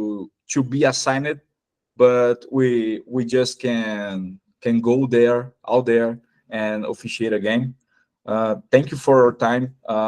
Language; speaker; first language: English; non-native, fluent; Portuguese